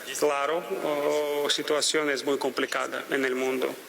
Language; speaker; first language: Spanish; non-native, fluent; Russian